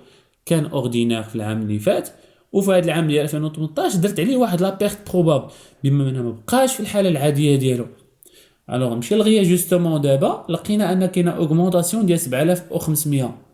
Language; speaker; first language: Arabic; native; Arabic